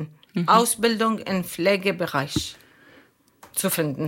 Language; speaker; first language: German; non-native, fluent; Arabic